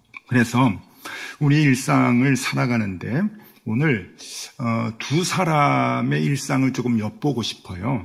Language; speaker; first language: Korean; native; Korean